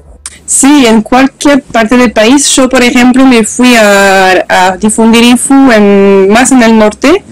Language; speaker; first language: Spanish; non-native, learner; French